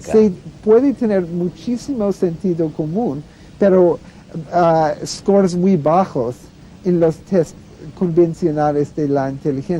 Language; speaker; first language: Spanish; non-native, fluent; English